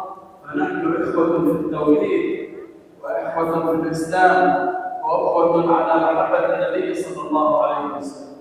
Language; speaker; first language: Arabic; native; Arabic